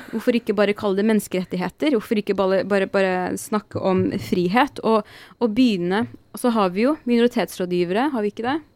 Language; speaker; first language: Norwegian; early bilingual, other home language; Arabic